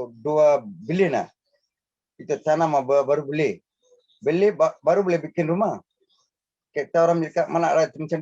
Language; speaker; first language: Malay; non-native, local second language; Tamil